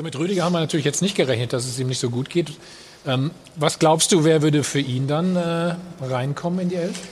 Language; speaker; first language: German; native; German